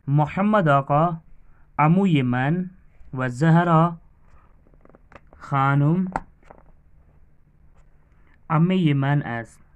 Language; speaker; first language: Persian; non-native, learner; Urdu